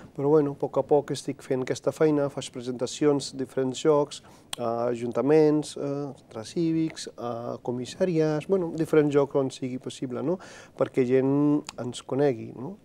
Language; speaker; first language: Catalan; non-native, fluent; Punjabi